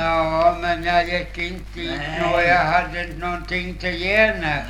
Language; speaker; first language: Swedish; native; Swedish